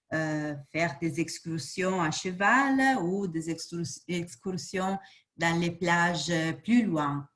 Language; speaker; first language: French; non-native, fluent; Portuguese